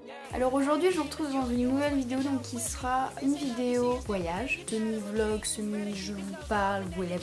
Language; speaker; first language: French; native; French